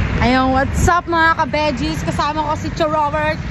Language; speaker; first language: Filipino; native; Filipino